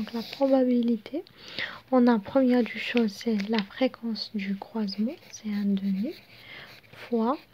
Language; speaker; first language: French; non-native, local second language; Arabic